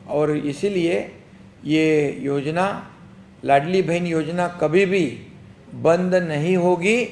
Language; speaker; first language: Hindi; non-native, local second language; Marathi